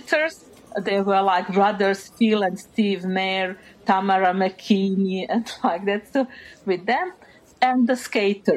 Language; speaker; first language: English; non-native, fluent; Bosnian